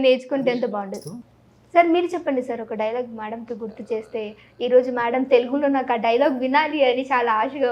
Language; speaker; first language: Telugu; native; Telugu